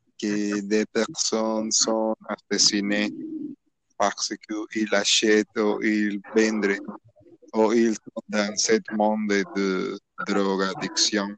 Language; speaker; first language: French; non-native, learner; Spanish